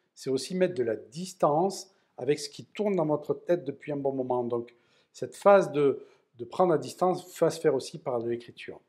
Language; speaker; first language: French; native; French